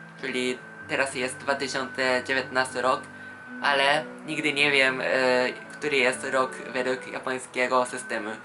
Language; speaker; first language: Polish; non-native, fluent; Japanese